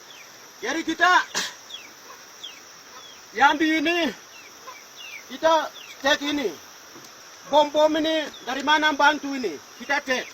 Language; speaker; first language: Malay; non-native, local second language; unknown